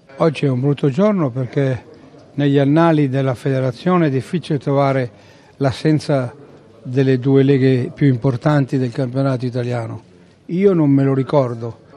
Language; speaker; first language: Italian; native; Italian